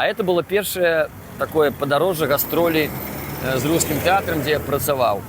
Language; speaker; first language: Belarusian; native; Belarusian